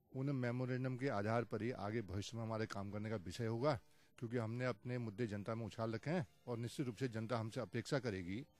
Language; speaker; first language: Hindi; native; Hindi